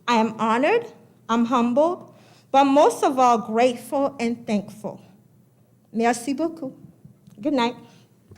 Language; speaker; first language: English; early bilingual, other home language; Haitian Creole